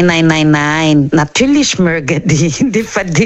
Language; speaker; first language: German; non-native, learner; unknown